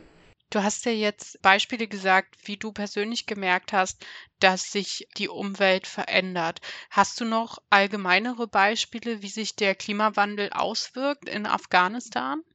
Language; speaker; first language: German; native; German